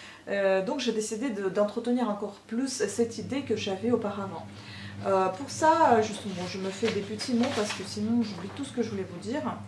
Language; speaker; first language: French; non-native, fluent; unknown